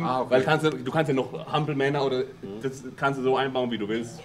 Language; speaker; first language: German; native; German